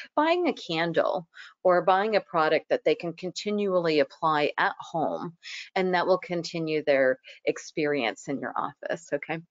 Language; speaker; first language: English; native; English